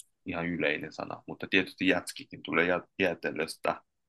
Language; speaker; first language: Finnish; non-native, fluent; Korean